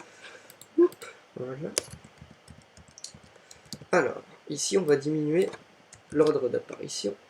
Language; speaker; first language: French; native; French